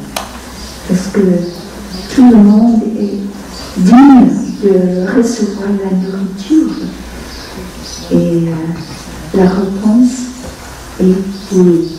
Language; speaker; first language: French; non-native, fluent; Vietnamese